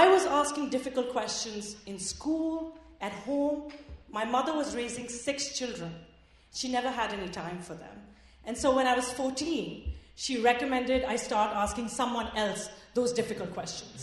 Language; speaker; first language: English; non-native, local second language; Urdu